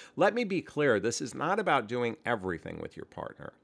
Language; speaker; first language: English; native; English